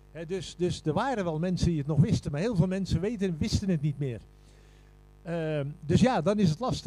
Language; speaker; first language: Dutch; native; Dutch